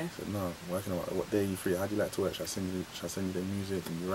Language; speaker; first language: English; native; English